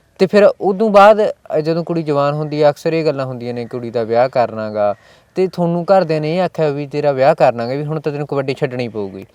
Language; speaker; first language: Punjabi; native; Punjabi